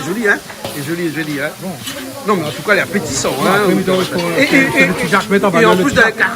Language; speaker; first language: French; native; French